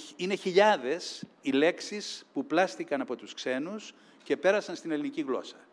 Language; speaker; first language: Greek; native; Greek